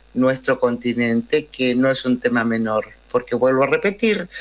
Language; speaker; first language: Spanish; native; Spanish